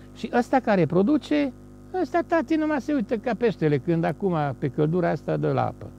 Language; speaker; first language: Romanian; non-native, local second language; Hungarian